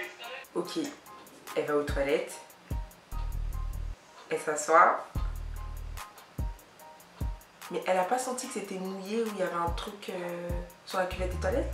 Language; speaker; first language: French; native; French